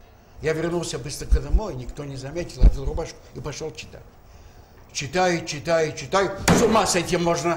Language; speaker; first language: Russian; native; Russian